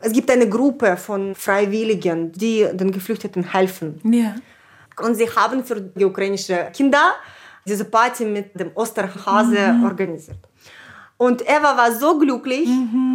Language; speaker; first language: German; non-native, fluent; Ukrainian